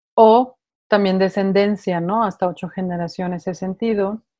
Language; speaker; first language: Spanish; native; Spanish